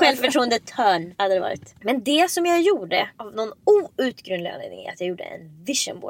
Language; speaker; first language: Swedish; native; Swedish